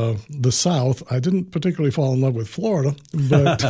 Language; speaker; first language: English; native; English